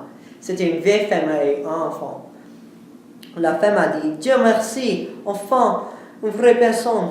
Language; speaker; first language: French; non-native, learner; English